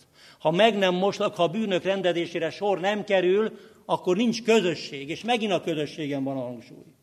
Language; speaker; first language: Hungarian; native; Hungarian